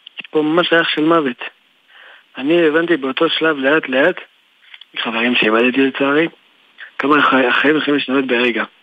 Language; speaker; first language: Hebrew; early bilingual, other home language; French